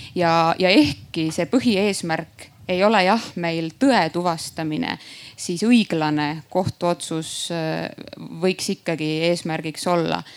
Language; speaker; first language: Estonian; native; Estonian